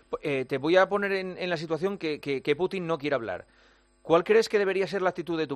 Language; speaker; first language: Spanish; native; Spanish